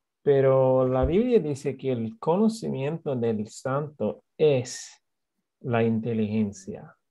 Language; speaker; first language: Spanish; non-native, fluent; English